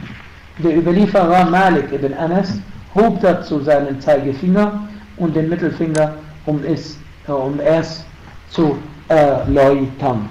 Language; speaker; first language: German; non-native, fluent; Arabic